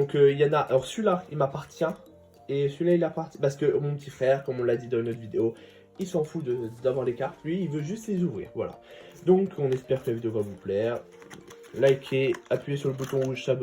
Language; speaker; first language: French; native; French